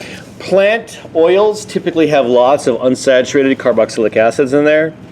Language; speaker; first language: English; native; English